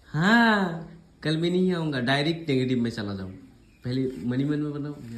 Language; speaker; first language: Hindi; native; Hindi